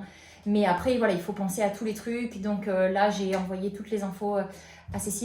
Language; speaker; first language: French; native; French